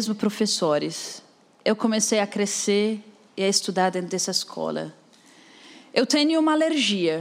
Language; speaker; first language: Portuguese; non-native, fluent; Arabic